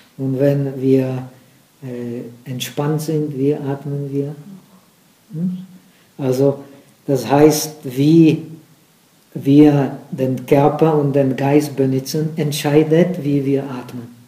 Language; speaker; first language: German; non-native, fluent; Czech